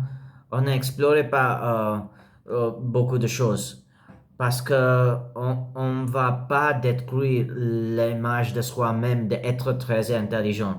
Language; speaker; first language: French; non-native, learner; English